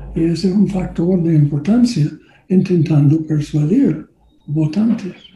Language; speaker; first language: Spanish; non-native, learner; English